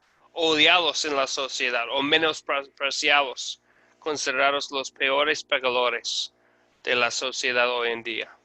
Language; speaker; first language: Spanish; non-native, fluent; English